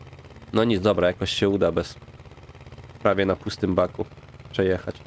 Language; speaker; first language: Polish; native; Polish